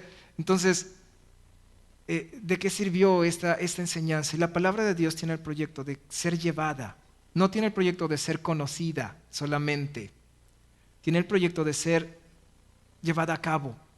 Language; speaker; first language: Spanish; native; Spanish